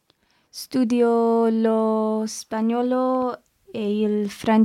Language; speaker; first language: Italian; non-native, learner; English